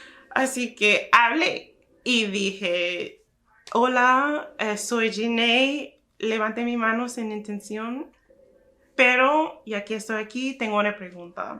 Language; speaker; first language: Spanish; non-native, fluent; English